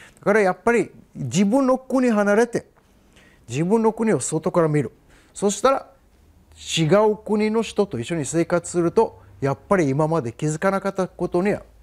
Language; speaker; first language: Japanese; non-native, fluent; Hebrew